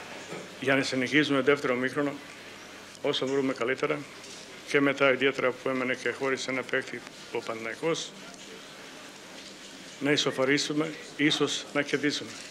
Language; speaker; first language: Greek; non-native, fluent; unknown